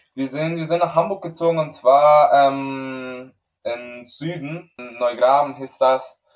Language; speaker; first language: German; non-native, fluent; Spanish